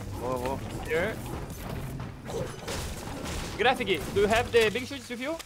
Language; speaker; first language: English; non-native, learner; Portuguese